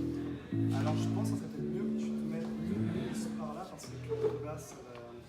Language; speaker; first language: French; native; French